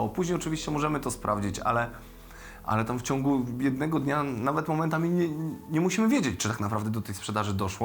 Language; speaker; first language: Polish; native; Polish